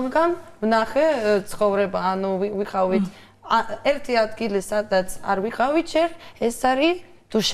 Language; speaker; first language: Georgian; non-native, learner; Russian